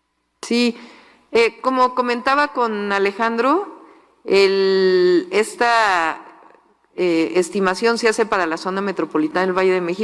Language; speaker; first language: Spanish; native; Spanish